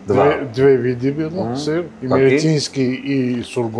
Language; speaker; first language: Russian; non-native, learner; Armenian